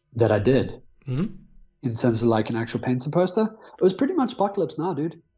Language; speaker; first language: English; native; English